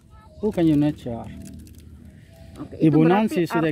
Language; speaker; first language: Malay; non-native, learner; Persian